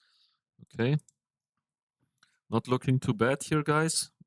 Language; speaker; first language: English; non-native, fluent; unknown